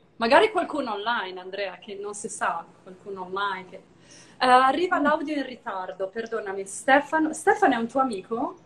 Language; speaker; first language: Italian; native; Italian